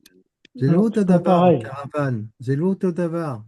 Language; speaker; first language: Hebrew; non-native, learner; French